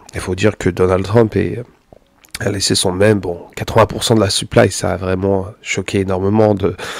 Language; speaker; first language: French; native; French